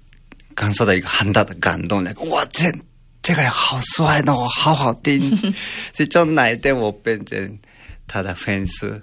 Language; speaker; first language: Chinese; non-native, fluent; Japanese